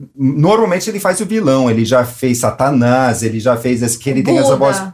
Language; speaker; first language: Portuguese; non-native, fluent; English